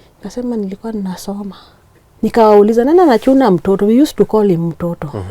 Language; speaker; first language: Swahili; non-native, local second language; Luo (Kenya and Tanzania)